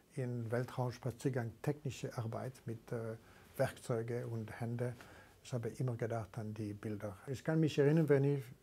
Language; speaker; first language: German; non-native, local second language; French